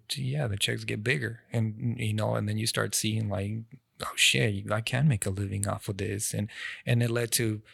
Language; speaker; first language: English; non-native, fluent; Spanish